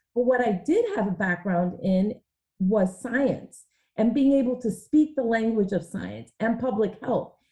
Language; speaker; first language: English; early bilingual, other home language; Hindi